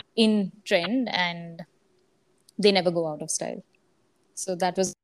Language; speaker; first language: English; non-native, local second language; Gujarati